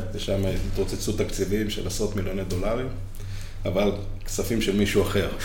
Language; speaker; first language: Hebrew; native; Hebrew